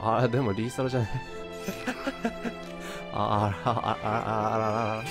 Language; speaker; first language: Japanese; native; Japanese